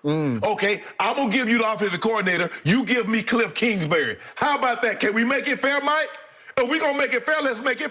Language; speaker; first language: English; native; English